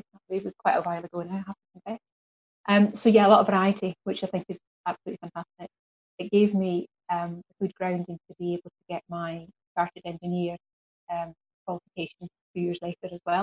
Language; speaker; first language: English; native; English